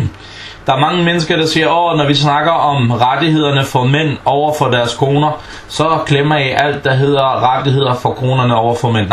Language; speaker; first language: Danish; non-native, fluent; Arabic